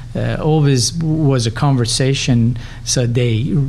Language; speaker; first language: English; non-native, fluent; Persian